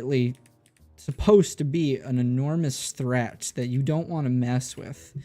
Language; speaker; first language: English; native; English